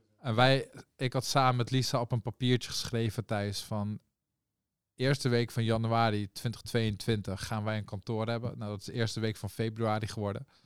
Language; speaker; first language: Dutch; early bilingual, other home language; Persian